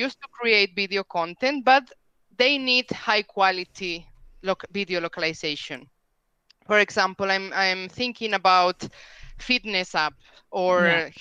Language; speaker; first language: English; non-native, fluent; Spanish